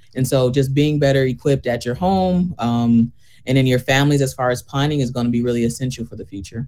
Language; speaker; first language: English; native; English